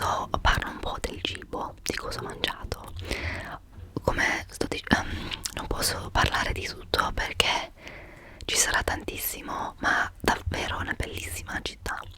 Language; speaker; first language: Italian; non-native, fluent; English